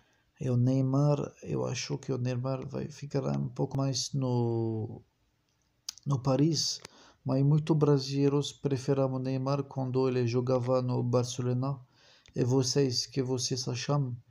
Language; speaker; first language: Portuguese; non-native, fluent; French